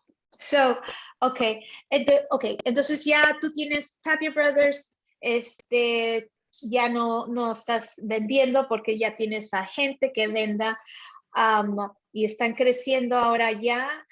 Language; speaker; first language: Spanish; early bilingual, heritage; Spanish